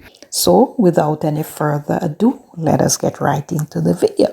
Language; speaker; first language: English; native; English